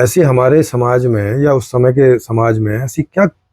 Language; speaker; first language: Hindi; native; Hindi